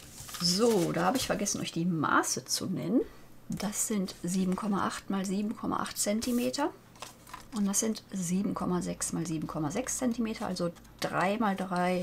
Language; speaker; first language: German; native; German